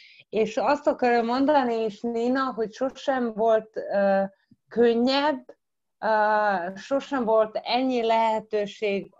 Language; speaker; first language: Hungarian; early bilingual, heritage; Croatian